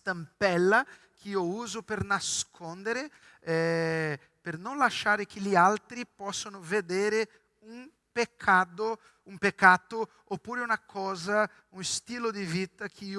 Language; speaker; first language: Italian; non-native, fluent; Portuguese